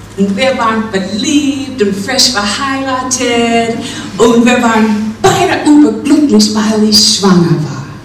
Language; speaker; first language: German; non-native, fluent; English